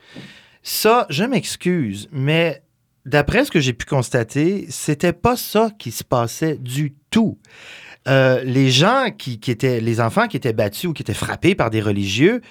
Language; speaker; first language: French; native; French